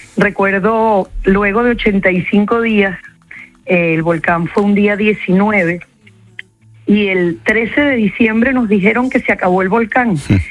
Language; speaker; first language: Spanish; native; Spanish